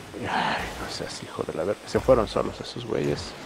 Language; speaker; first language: Spanish; native; Spanish